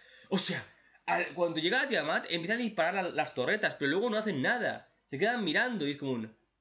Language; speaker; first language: Spanish; native; Spanish